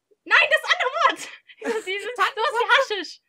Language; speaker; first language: German; native; German